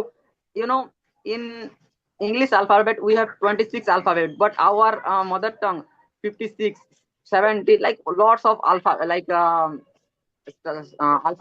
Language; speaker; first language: English; non-native, learner; Odia